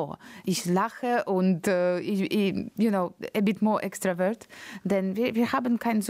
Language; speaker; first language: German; non-native, learner; Latvian